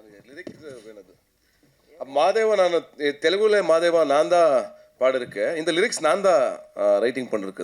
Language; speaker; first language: Tamil; non-native, learner; Kannada